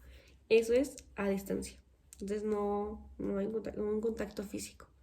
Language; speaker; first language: Spanish; native; Spanish